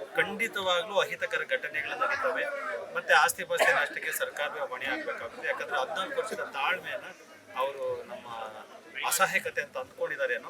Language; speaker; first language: Kannada; native; Kannada